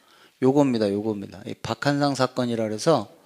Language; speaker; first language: Korean; native; Korean